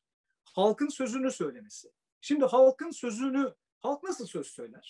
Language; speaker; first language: Turkish; native; Turkish